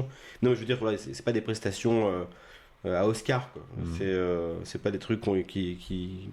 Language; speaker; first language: French; native; French